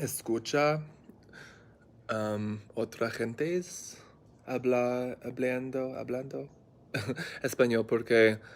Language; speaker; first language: Spanish; non-native, learner; English